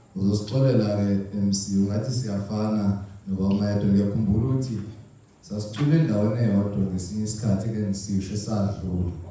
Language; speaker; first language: Zulu; non-native, local second language; Xhosa